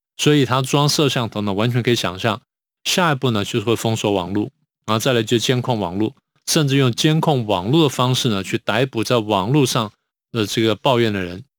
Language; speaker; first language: Chinese; native; Chinese